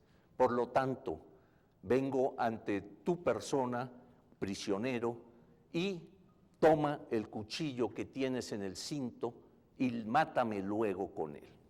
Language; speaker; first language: Spanish; native; Spanish